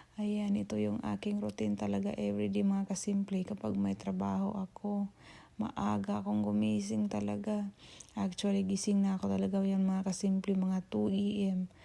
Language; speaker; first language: Filipino; non-native, local second language; Cebuano